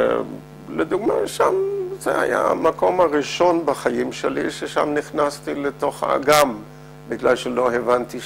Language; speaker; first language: Hebrew; non-native, fluent; Dutch